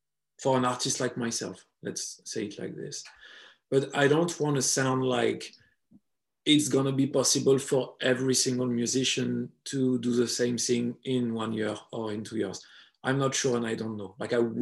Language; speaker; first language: English; non-native, fluent; French